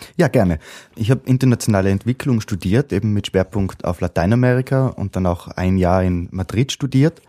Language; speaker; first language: German; native; German